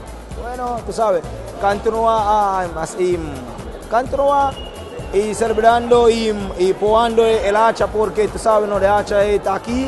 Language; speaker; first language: Spanish; non-native, learner; English